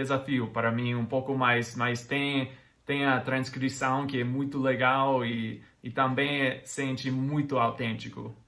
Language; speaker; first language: Portuguese; non-native, fluent; English